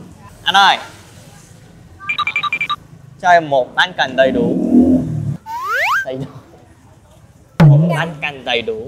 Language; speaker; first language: Vietnamese; early bilingual, other home language; Korean